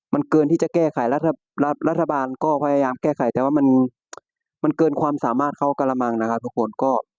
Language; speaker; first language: Thai; native; Thai